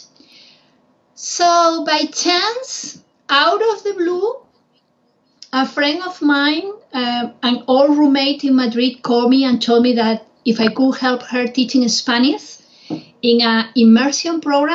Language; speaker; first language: English; non-native, fluent; Spanish